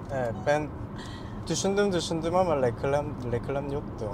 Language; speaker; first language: Turkish; non-native, learner; Korean